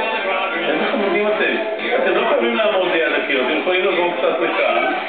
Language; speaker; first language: Hebrew; native; Hebrew